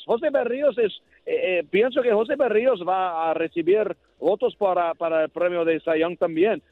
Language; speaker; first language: Spanish; non-native, learner; English